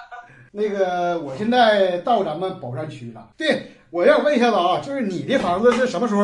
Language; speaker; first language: Chinese; native; Chinese